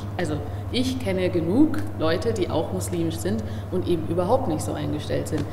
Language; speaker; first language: German; early bilingual, other home language; Akan